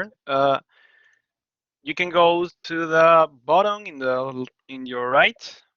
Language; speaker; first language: English; non-native, learner; Spanish